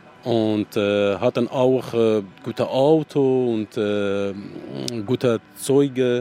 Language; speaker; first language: German; non-native, learner; Arabic